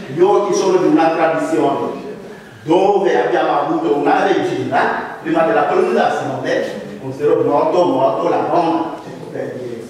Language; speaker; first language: Italian; non-native, fluent; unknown